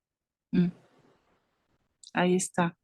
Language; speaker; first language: Spanish; native; Spanish